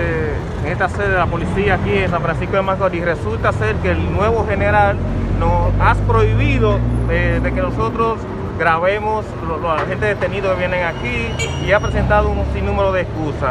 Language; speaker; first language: Spanish; native; Spanish